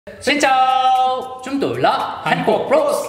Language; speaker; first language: Vietnamese; non-native, fluent; Korean